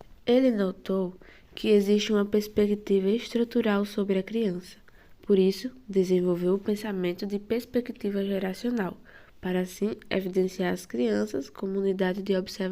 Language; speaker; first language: Portuguese; native; Portuguese